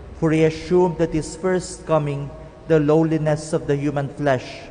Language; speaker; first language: English; non-native, local second language; Filipino